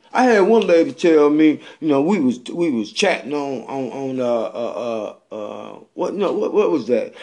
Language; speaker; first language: English; native; English